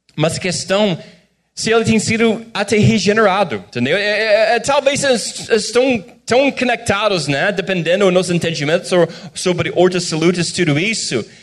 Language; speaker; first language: Portuguese; non-native, fluent; English